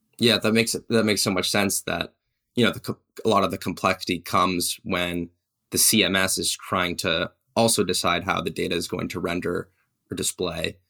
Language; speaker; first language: English; native; English